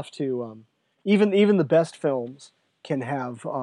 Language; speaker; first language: English; native; English